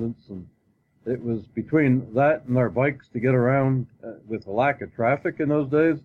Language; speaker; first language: English; native; English